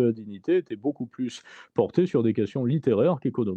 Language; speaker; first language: French; native; French